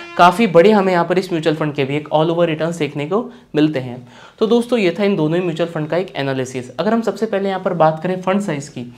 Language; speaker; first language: Hindi; native; Hindi